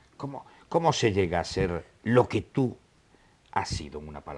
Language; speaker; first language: Spanish; native; Spanish